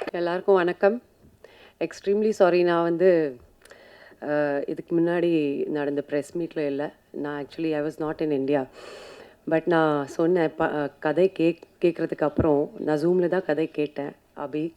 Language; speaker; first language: Tamil; non-native, fluent; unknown